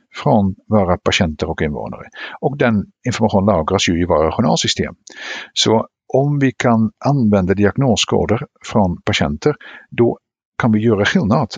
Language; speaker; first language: Swedish; non-native, fluent; Dutch